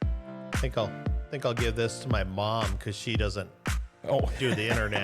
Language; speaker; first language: English; native; English